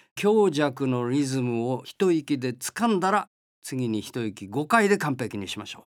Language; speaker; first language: Japanese; native; Japanese